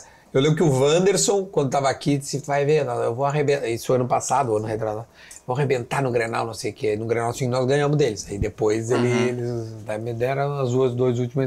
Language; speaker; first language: Portuguese; native; Portuguese